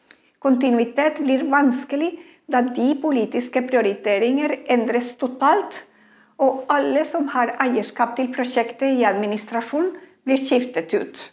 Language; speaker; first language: Norwegian; non-native, fluent; Spanish